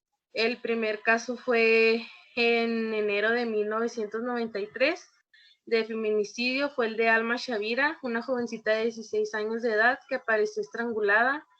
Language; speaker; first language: Spanish; native; Spanish